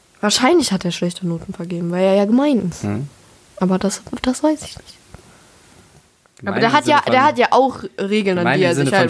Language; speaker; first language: German; native; German